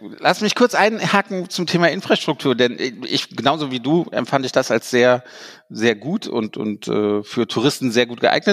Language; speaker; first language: German; native; German